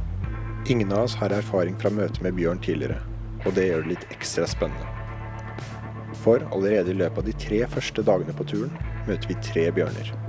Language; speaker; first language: Norwegian; native; Norwegian